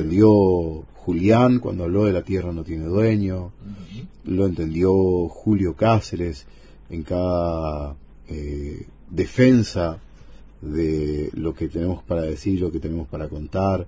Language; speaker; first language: Spanish; native; Spanish